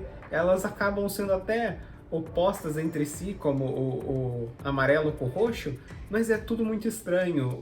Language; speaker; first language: Portuguese; native; Portuguese